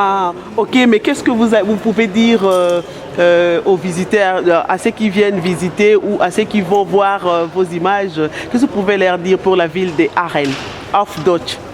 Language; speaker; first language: French; non-native, local second language; Lingala